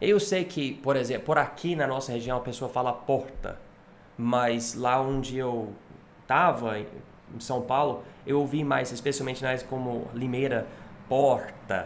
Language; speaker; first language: Portuguese; non-native, fluent; English